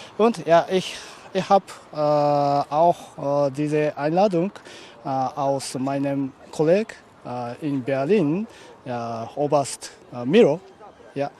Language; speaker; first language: German; non-native, learner; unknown